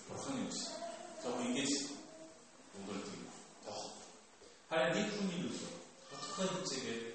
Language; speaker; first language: Mongolian; non-native, fluent; Korean